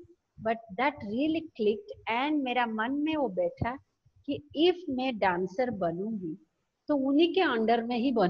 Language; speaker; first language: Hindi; non-native, local second language; Odia